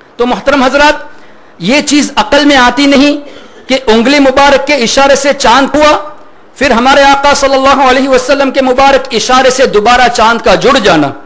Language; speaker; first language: Urdu; non-native, fluent; Memoni